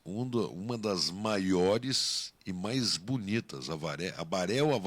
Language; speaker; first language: Portuguese; native; Portuguese